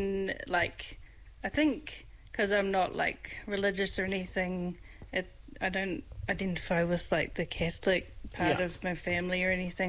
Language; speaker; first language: English; native; English